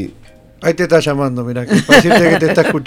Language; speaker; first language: Spanish; native; Spanish